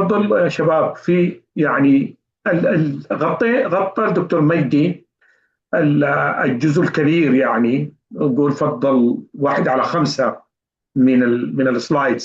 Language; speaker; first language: Arabic; native; Arabic